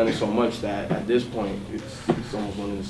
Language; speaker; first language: English; native; English